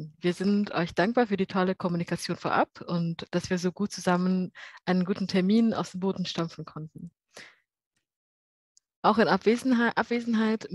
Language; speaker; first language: German; native; German